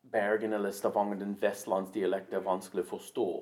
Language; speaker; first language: Norwegian; non-native, fluent; English